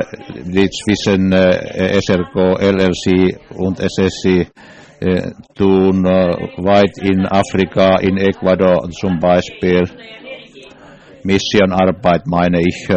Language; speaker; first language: German; non-native, learner; English